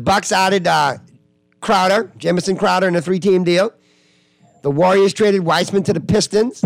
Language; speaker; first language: English; native; English